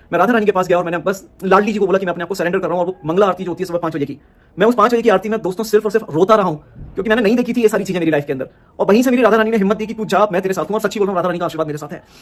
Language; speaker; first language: Hindi; native; Hindi